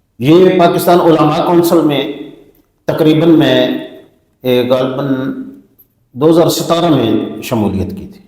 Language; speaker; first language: Urdu; non-native, local second language; Punjabi